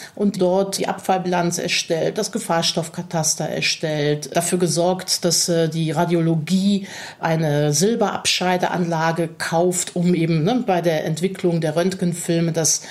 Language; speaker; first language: German; native; German